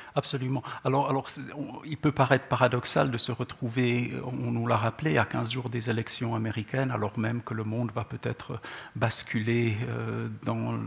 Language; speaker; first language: French; non-native, local second language; Czech